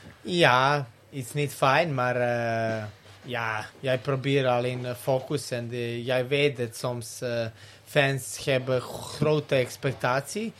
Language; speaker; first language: Dutch; non-native, learner; Serbian